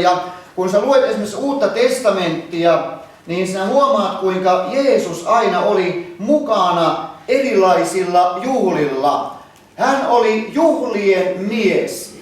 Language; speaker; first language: Finnish; native; Finnish